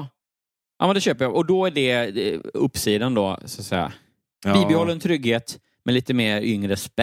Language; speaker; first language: Swedish; native; Swedish